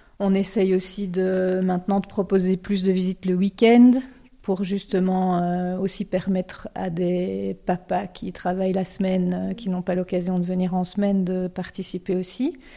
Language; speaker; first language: French; native; French